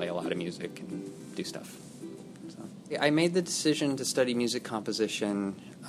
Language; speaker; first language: English; native; English